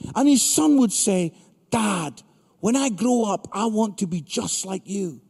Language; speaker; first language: English; native; English